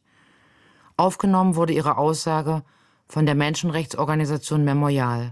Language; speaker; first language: German; native; German